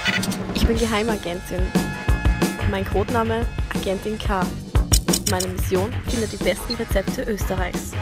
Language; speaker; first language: German; native; German